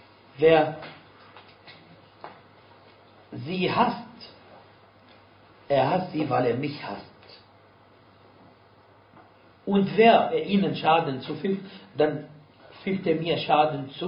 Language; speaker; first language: German; non-native, fluent; Arabic